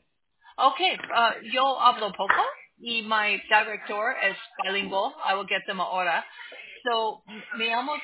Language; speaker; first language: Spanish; non-native, learner; English